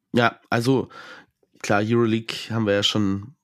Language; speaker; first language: German; native; German